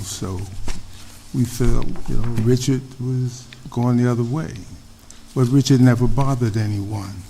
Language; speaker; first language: English; native; English